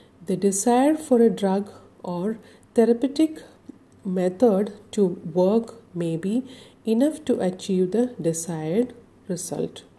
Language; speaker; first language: English; non-native, local second language; Malayalam